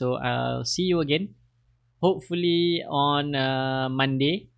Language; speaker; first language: English; non-native, local second language; Malay